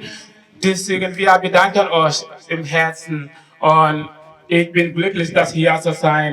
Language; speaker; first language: German; non-native, learner; Wolof